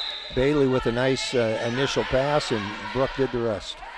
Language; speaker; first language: English; native; English